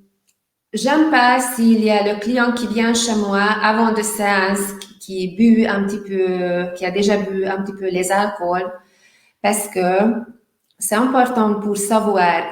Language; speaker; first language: French; non-native, learner; Hungarian